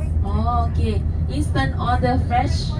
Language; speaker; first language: English; non-native, learner; Vietnamese